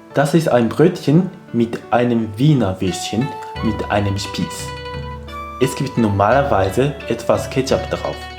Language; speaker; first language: German; non-native, fluent; Japanese